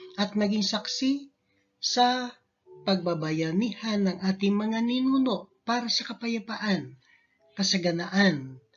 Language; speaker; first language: Filipino; native; Filipino